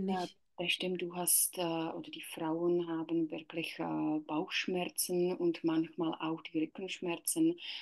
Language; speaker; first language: German; non-native, learner; Czech